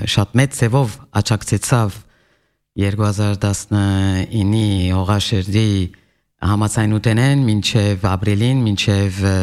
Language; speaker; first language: Armenian; early bilingual, heritage; Armenian